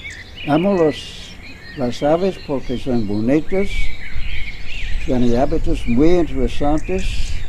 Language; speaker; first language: Spanish; non-native, fluent; English